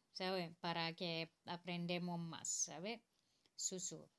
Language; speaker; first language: Spanish; non-native, learner; Indonesian